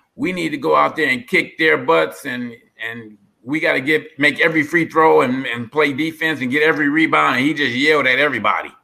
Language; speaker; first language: English; native; English